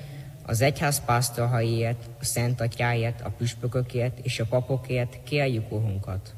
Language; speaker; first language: Hungarian; native; Hungarian